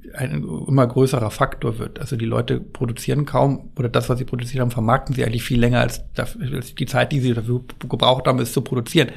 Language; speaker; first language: German; native; German